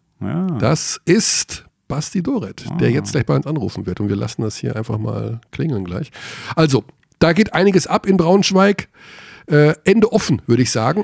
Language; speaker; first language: German; native; German